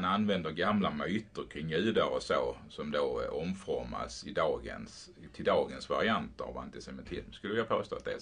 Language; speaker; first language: Swedish; native; Swedish